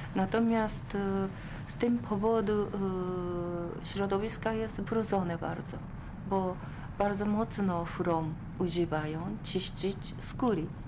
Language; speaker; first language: Polish; non-native, learner; Japanese